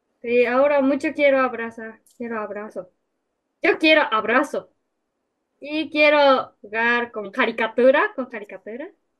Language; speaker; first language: Spanish; non-native, learner; Japanese